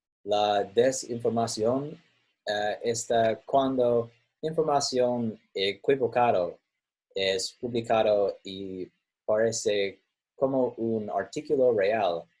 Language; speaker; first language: Spanish; non-native, learner; English